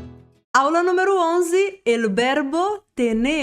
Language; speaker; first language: Spanish; non-native, fluent; Portuguese